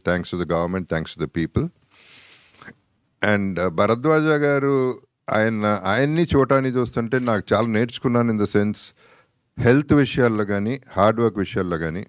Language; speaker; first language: Telugu; native; Telugu